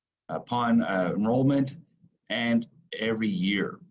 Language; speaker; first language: English; native; English